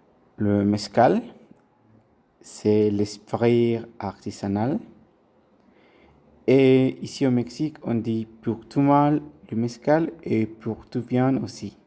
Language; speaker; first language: French; non-native, learner; Spanish